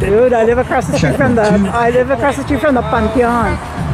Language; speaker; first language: English; early bilingual, other home language; Spanish